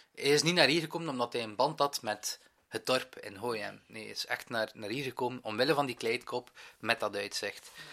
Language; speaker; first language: Dutch; native; Dutch